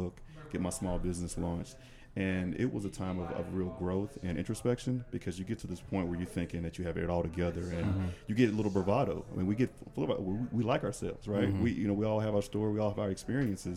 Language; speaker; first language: English; native; English